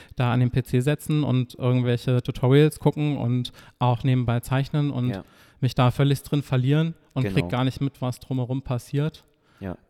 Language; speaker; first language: German; native; German